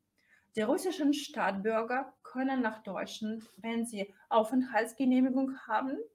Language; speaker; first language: German; non-native, fluent; Russian